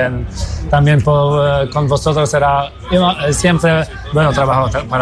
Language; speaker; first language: Spanish; non-native, learner; Polish